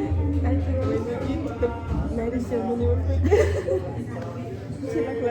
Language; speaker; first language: English; non-native, learner; Tibetan